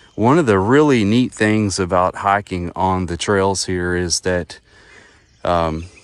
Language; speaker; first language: English; native; English